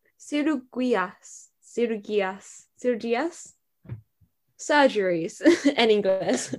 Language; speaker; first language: Spanish; non-native, learner; English